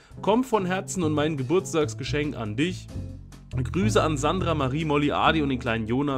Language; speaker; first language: German; native; German